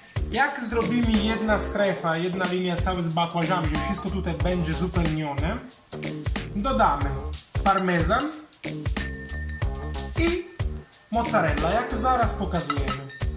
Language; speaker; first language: Polish; non-native, learner; Italian